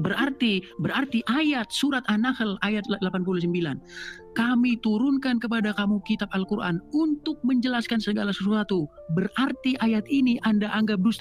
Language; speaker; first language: Indonesian; native; Indonesian